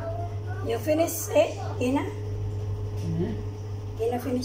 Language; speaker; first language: English; non-native, learner; Filipino